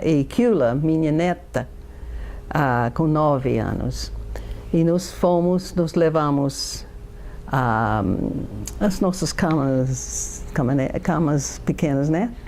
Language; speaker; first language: Portuguese; non-native, fluent; English